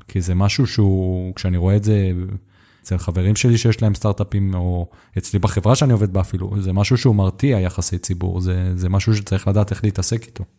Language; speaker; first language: Hebrew; native; Hebrew